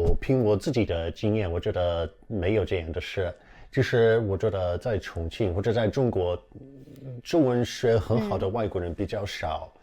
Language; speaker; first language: Chinese; non-native, fluent; English